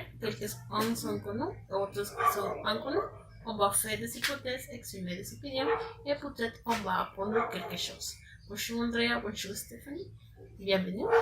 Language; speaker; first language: French; non-native, learner; Spanish